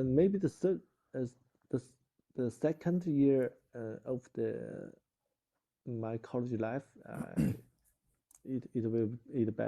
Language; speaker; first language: English; non-native, learner; Chinese